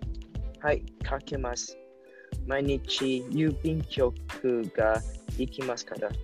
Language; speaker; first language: Japanese; non-native, learner; English